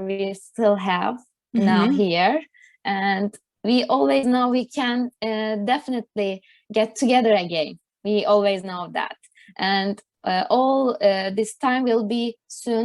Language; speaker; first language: English; non-native, learner; Turkish